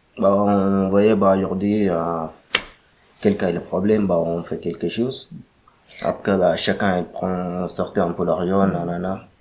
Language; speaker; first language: French; non-native, learner; Arabic